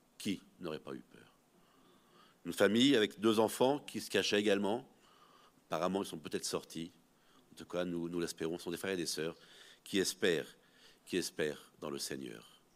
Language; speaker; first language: French; native; French